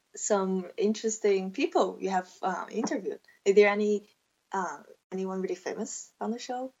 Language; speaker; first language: English; non-native, fluent; Chinese